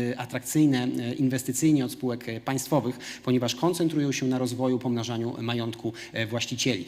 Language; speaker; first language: Polish; native; Polish